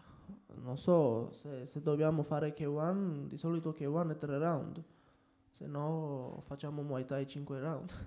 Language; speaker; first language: Italian; non-native, fluent; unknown